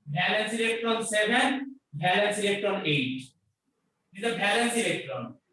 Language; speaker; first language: English; non-native, local second language; Bangla